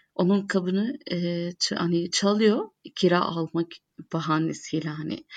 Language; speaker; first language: Turkish; non-native, fluent; Arabic